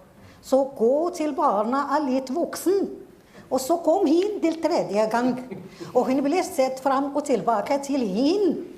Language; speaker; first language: Norwegian; non-native, fluent; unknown